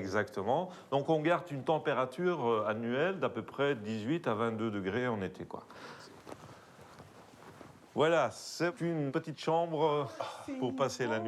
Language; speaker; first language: French; native; French